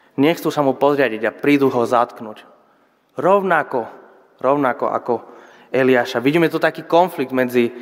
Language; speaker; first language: Slovak; non-native, fluent; Spanish